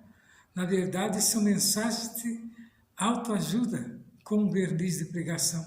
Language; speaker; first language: Portuguese; native; Portuguese